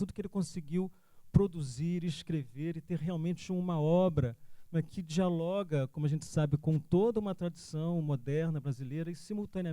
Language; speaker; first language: Portuguese; native; Portuguese